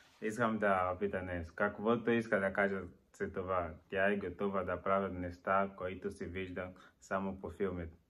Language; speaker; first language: Bulgarian; non-native, learner; Portuguese